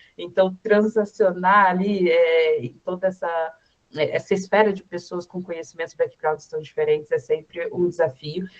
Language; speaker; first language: Portuguese; native; Portuguese